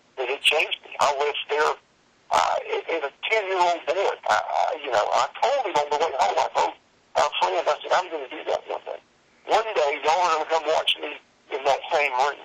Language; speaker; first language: English; native; English